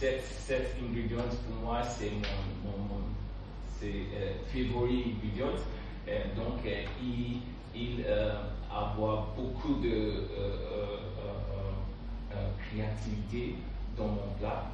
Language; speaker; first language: French; non-native, learner; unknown